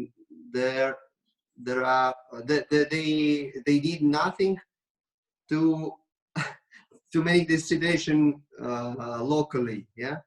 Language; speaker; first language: English; non-native, learner; Russian